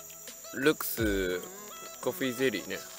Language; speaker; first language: English; non-native, learner; Japanese